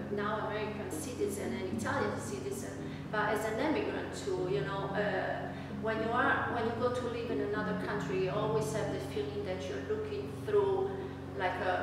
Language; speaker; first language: English; non-native, fluent; Italian